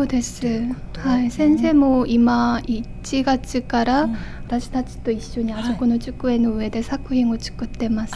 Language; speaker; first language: Japanese; non-native, fluent; Korean